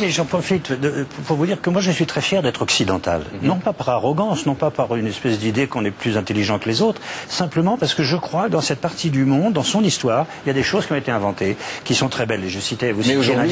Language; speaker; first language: French; native; French